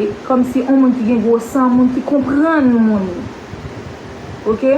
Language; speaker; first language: French; non-native, local second language; Haitian Creole